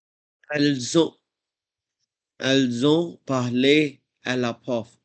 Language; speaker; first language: French; non-native, learner; Hindi